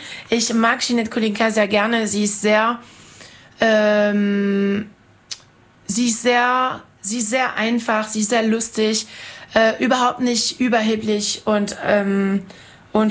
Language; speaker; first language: German; non-native, fluent; French